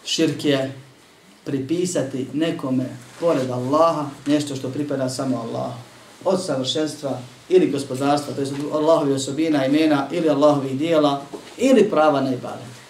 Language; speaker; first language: Bosnian; native; Bosnian